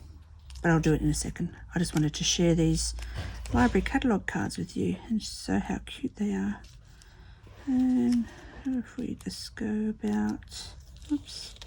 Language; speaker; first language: English; native; English